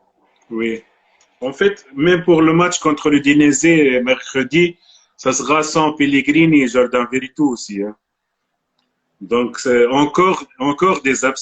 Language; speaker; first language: French; non-native, local second language; Arabic